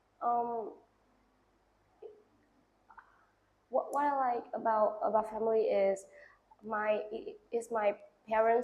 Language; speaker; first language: English; non-native, learner; Vietnamese